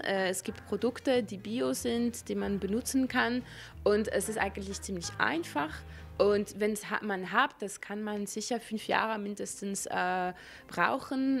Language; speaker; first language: German; non-native, local second language; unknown